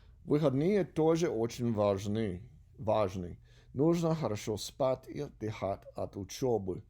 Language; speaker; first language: Russian; non-native, learner; English